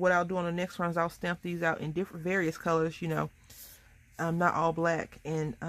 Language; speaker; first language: English; native; English